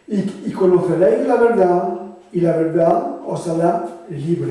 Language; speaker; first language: Spanish; non-native, fluent; French